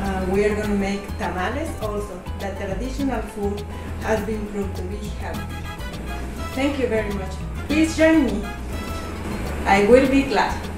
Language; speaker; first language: English; non-native, fluent; Spanish